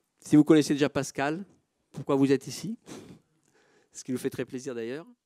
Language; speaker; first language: French; non-native, fluent; Italian